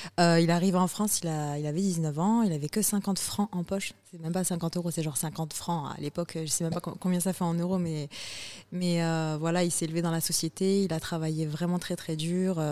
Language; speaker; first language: French; early bilingual, other home language; Arabic